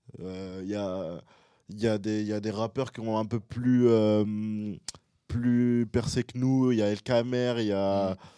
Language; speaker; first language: French; early bilingual, other home language; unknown